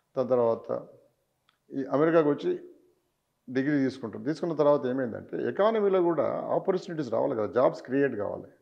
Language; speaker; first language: Telugu; native; Telugu